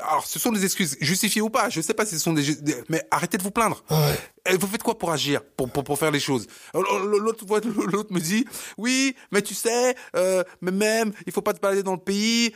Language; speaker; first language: French; early bilingual, other home language; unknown